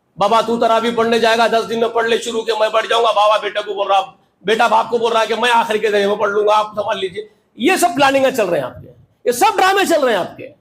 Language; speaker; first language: Urdu; native; Urdu